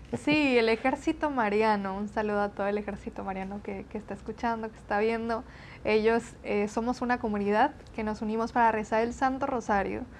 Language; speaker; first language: Spanish; native; Spanish